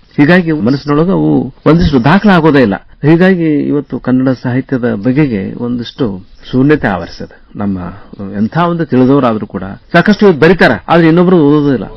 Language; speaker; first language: Kannada; native; Kannada